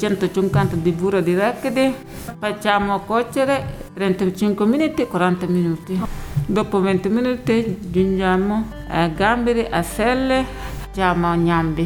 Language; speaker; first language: Italian; non-native, learner; Wolof